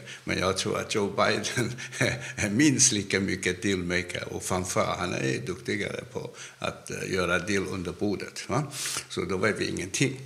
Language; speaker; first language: Swedish; non-native, fluent; Cantonese